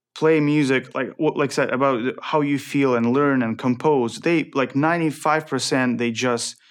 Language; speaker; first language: English; non-native, fluent; Ukrainian